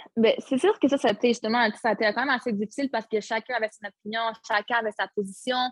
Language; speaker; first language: French; early bilingual, other home language; Arabic